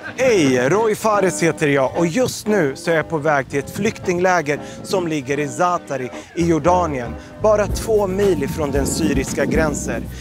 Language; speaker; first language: Swedish; early bilingual, other home language; Arabic